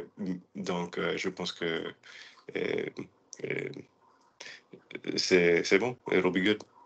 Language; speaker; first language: French; non-native, learner; English